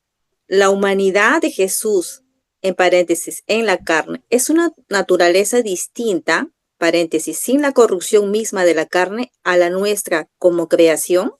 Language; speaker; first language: Spanish; native; Spanish